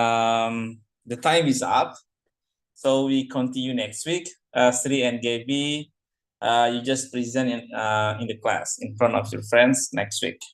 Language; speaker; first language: English; non-native, fluent; Indonesian